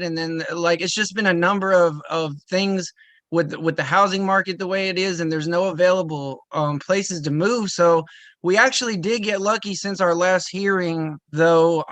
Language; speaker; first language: English; native; English